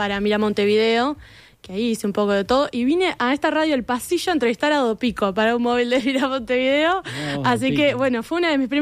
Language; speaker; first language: Spanish; native; Spanish